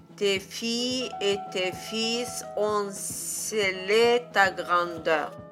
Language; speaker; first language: French; non-native, fluent; Azerbaijani